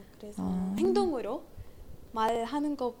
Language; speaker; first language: Korean; non-native, learner; Arabic